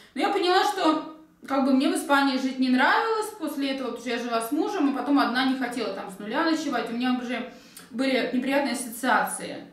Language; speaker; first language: Russian; native; Russian